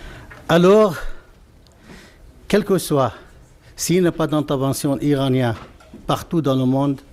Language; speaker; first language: French; non-native, fluent; Arabic